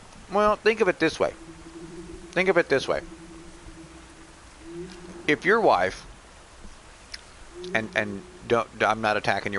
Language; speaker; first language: English; native; English